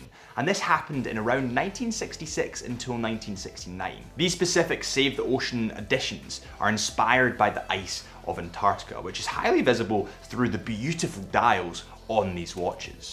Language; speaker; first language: English; native; English